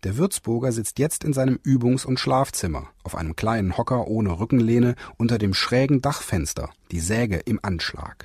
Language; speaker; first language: German; native; German